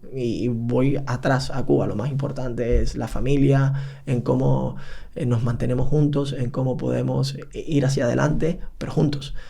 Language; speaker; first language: Spanish; native; Spanish